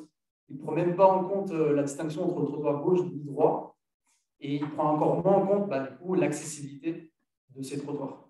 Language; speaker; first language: French; native; French